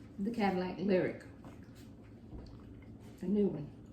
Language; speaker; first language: English; native; English